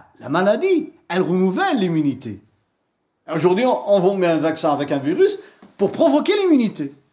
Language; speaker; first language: French; non-native, local second language; Arabic